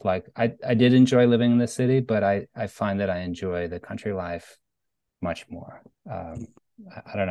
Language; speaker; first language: English; native; English